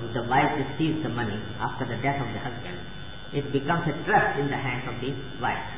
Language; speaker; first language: English; non-native, local second language; Urdu